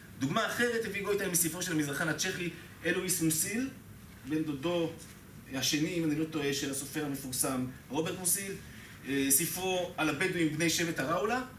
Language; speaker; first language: Hebrew; native; Hebrew